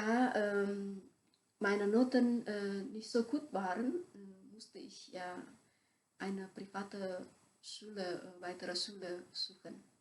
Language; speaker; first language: German; non-native, fluent; Javanese